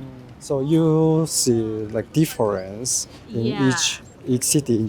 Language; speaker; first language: English; non-native, fluent; Japanese